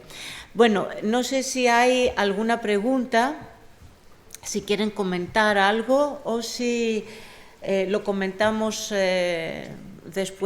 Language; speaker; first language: Spanish; non-native, fluent; Greek